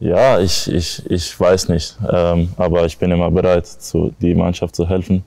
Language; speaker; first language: German; non-native, learner; English